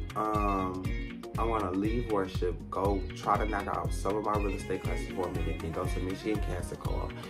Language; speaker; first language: English; native; English